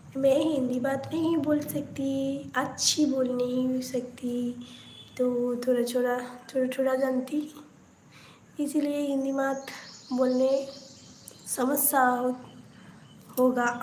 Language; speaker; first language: Hindi; non-native, local second language; Bangla